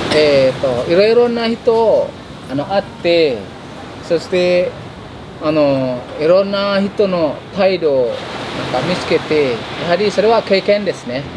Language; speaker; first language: Japanese; non-native, fluent; Indonesian